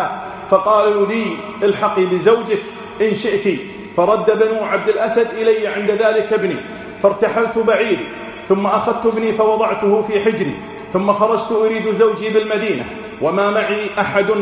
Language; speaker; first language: Arabic; native; Arabic